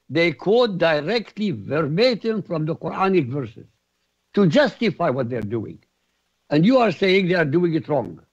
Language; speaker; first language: English; non-native, fluent; Arabic